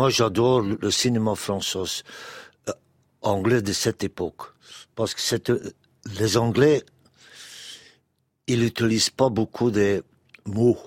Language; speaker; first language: French; non-native, local second language; Dutch